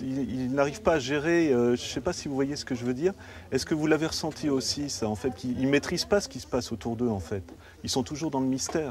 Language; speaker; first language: French; native; French